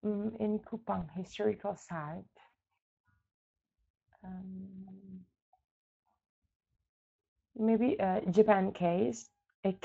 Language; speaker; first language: English; non-native, learner; Indonesian